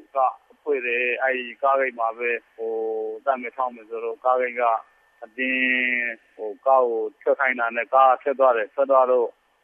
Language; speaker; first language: Burmese; native; Burmese